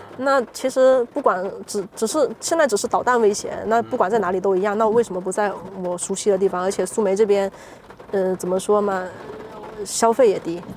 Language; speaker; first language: Chinese; native; Chinese